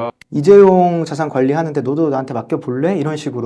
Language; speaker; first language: Korean; native; Korean